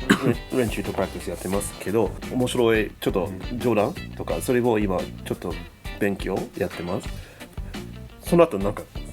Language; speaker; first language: Japanese; non-native, learner; English